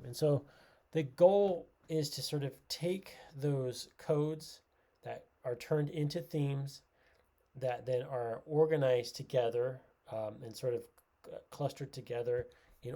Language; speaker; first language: English; native; English